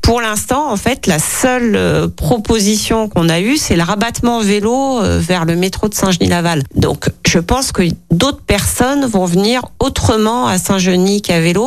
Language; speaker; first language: French; native; French